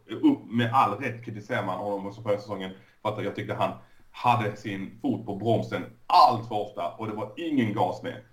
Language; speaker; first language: Swedish; early bilingual, other home language; Persian